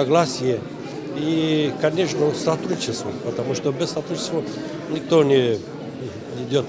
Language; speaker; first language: Russian; non-native, fluent; Romanian